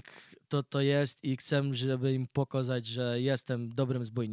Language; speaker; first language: Polish; early bilingual, heritage; Polish